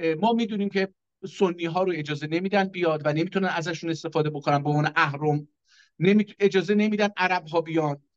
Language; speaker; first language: Persian; non-native, local second language; Azerbaijani